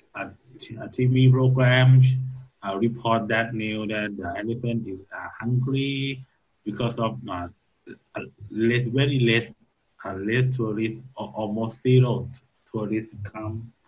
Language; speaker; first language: English; non-native, learner; Thai